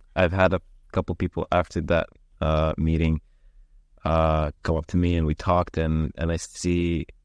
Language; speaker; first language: English; early bilingual, heritage; Lithuanian